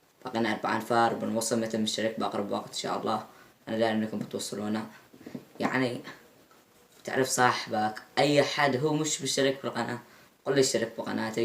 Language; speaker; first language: Arabic; native; Arabic